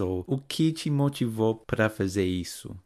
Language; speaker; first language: Portuguese; non-native, fluent; English